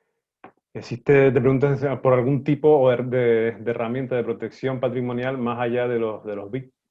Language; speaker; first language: Spanish; native; Spanish